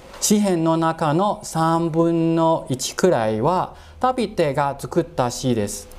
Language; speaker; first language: Japanese; non-native, fluent; Cantonese